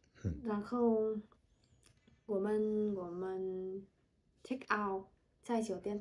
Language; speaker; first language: Chinese; non-native, learner; Vietnamese